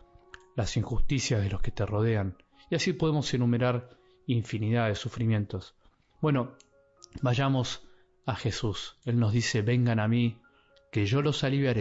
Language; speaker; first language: Spanish; native; Spanish